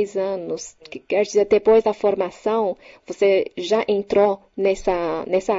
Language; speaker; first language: Portuguese; non-native, fluent; Chinese